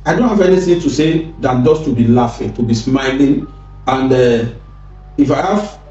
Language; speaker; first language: English; non-native, local second language; Yoruba